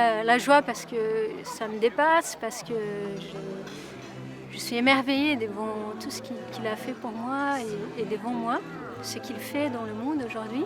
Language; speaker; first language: French; non-native, fluent; Portuguese